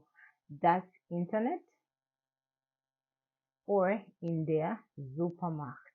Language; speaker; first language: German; non-native, learner; English